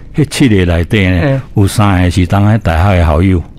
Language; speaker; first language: Min Nan Chinese; native; Min Nan Chinese